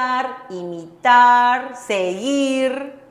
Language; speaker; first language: Spanish; non-native, fluent; Korean